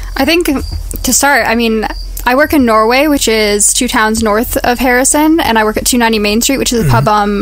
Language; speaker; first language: English; native; English